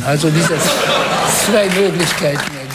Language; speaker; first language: German; non-native, fluent; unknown